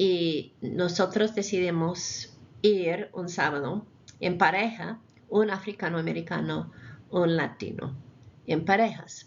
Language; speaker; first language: Spanish; non-native, fluent; English